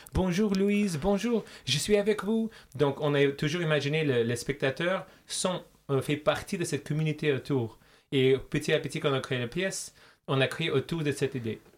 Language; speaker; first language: French; non-native, fluent; Russian